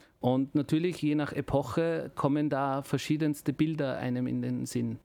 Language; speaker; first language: German; early bilingual, other home language; Turkish